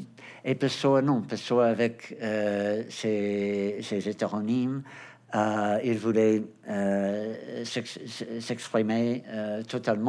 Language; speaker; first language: French; non-native, fluent; Portuguese